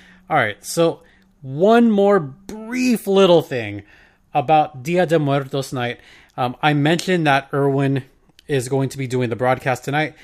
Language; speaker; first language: English; native; English